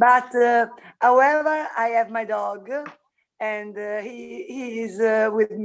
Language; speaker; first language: English; non-native, learner; Italian